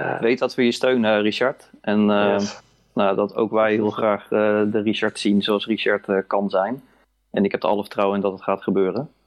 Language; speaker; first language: Dutch; native; Dutch